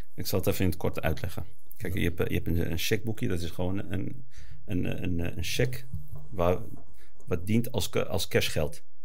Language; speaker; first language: Dutch; early bilingual, other home language; Arabic